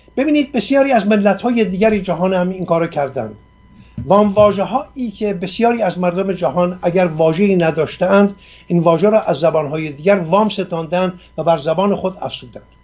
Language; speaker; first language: Persian; non-native, local second language; Assyrian Neo-Aramaic